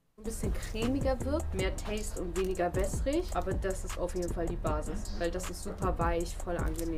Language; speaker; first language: German; native; German